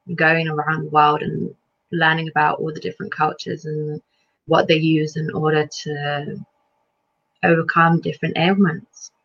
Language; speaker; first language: English; early bilingual, other home language; Lithuanian